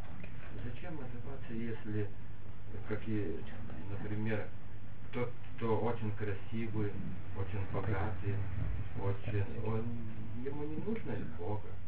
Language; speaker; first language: Russian; non-native, fluent; Lithuanian